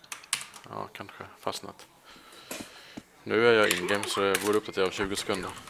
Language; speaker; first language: Swedish; native; Swedish